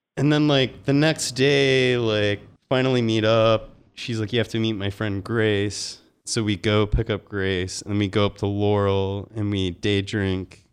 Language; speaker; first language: English; native; English